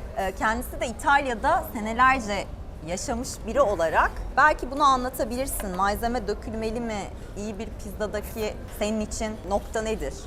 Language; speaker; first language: Turkish; native; Turkish